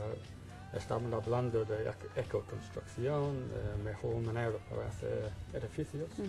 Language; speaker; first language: Spanish; non-native, fluent; English